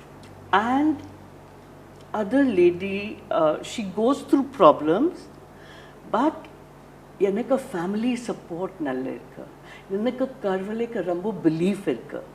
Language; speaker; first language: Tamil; non-native, learner; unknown